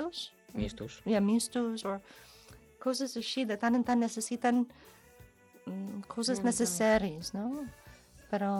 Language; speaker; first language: Catalan; non-native, learner; English